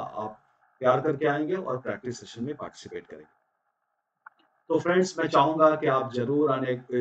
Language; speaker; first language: Hindi; native; Hindi